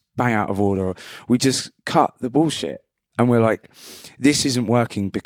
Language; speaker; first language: English; native; English